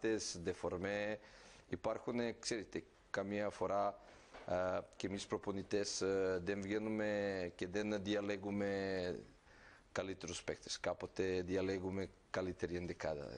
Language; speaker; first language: Greek; non-native, fluent; Serbian